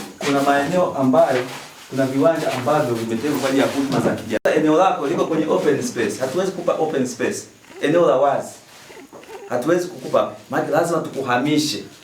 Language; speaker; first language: Swahili; native; Swahili